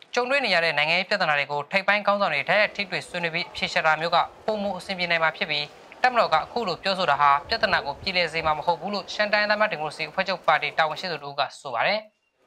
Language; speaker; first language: Burmese; native; Burmese